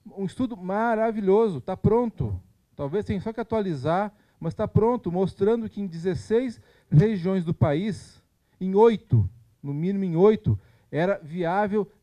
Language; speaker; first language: Portuguese; native; Portuguese